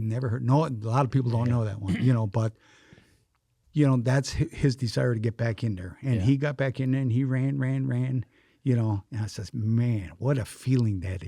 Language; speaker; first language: English; native; English